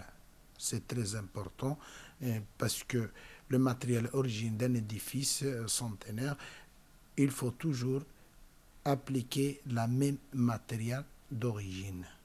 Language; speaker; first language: French; non-native, learner; Spanish